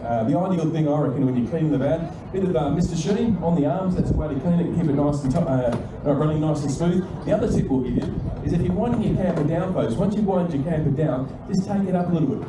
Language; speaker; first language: English; native; English